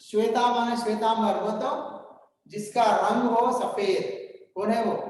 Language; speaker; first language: Hindi; non-native, local second language; Telugu